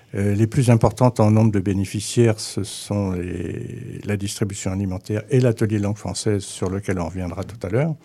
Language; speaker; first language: French; native; French